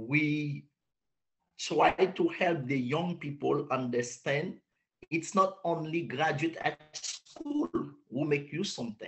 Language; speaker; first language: English; non-native, learner; Haitian Creole